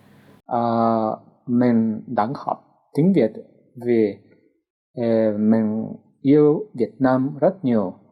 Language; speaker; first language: Vietnamese; non-native, learner; Spanish